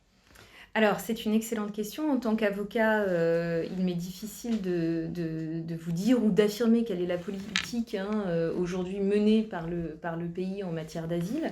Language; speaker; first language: French; native; French